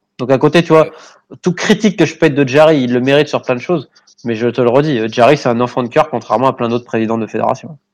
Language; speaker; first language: French; native; French